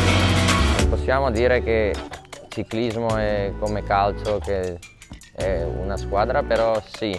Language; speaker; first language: Italian; non-native, fluent; Slovak